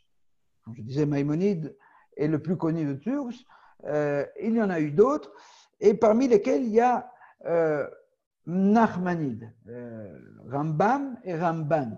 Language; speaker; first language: French; native; French